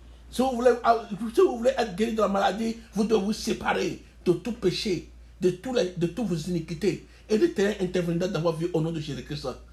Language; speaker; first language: French; non-native, local second language; Yoruba